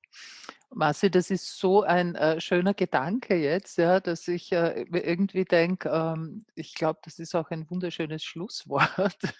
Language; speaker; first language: German; native; German